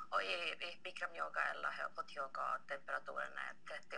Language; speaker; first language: Swedish; non-native, local second language; Finnish